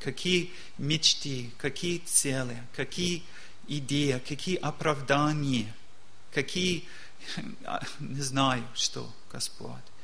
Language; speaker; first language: Russian; non-native, learner; English